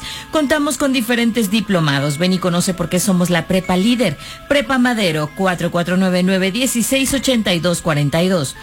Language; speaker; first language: Spanish; native; Spanish